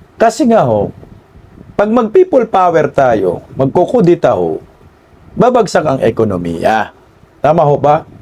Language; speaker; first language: Filipino; non-native, local second language; Cebuano